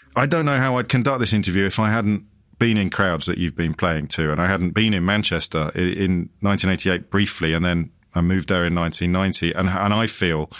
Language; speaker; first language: English; native; English